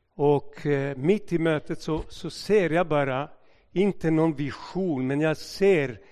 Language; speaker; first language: Swedish; non-native, fluent; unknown